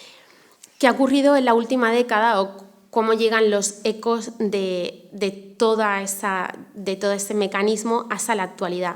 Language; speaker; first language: Spanish; native; Spanish